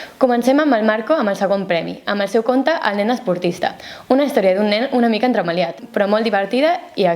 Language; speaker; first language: Catalan; native; Catalan